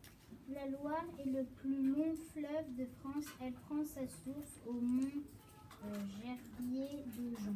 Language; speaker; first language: French; native; French